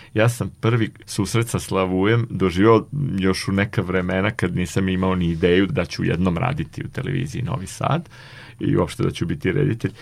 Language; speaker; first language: Serbian; native; Serbian